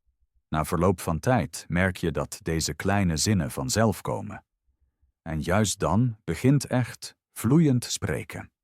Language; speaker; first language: Dutch; non-native, fluent; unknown